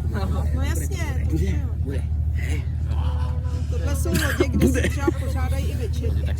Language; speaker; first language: Czech; native; Czech